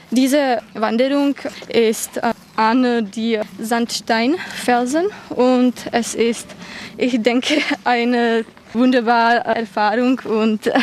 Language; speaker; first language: German; non-native, fluent; Czech